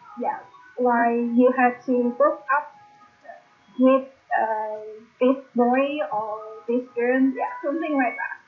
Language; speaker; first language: English; non-native, learner; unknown